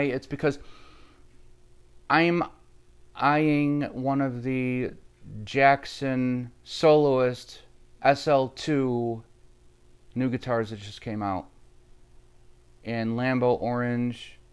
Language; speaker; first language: English; native; English